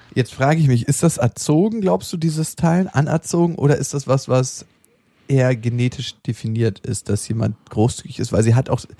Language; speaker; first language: German; native; German